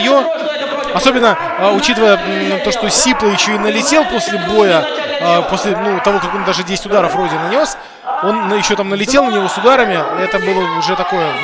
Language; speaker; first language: Russian; native; Russian